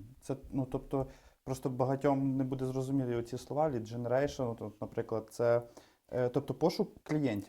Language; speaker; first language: Ukrainian; native; Ukrainian